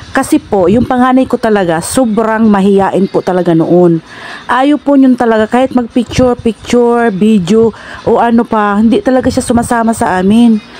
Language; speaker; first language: Filipino; non-native, local second language; Bikol